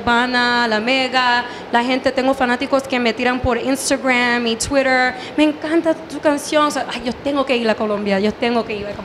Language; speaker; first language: Spanish; early bilingual, heritage; English